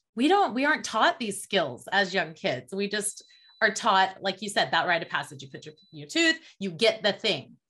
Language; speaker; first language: English; native; English